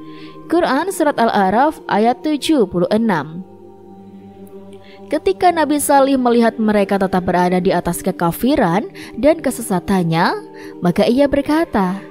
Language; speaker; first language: Indonesian; native; Indonesian